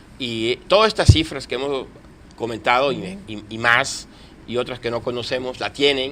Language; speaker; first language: Spanish; native; Spanish